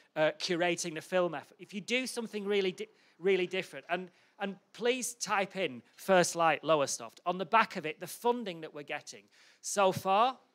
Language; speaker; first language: English; native; English